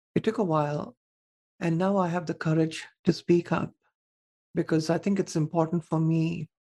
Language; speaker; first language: English; non-native, local second language; Tamil